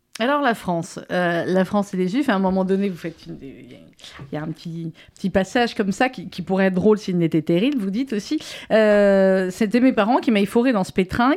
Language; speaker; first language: French; native; French